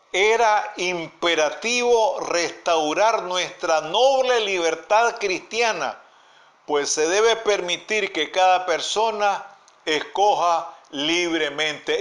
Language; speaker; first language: Spanish; native; Spanish